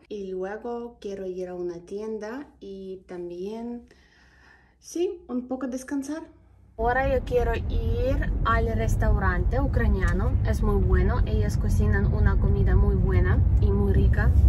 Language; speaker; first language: Spanish; non-native, learner; Ukrainian